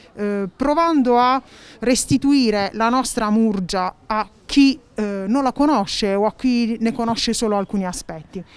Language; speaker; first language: Italian; native; Italian